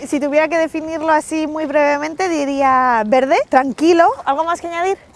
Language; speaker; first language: Spanish; native; Spanish